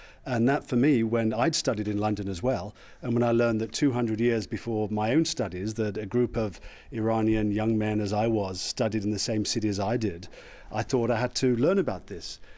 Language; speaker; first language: English; native; English